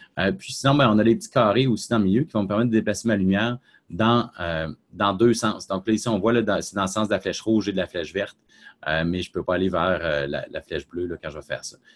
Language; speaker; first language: French; native; French